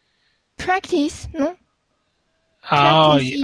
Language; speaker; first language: English; non-native, learner; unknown